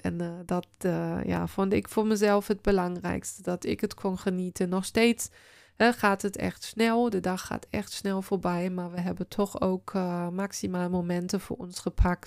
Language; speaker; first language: Dutch; non-native, fluent; German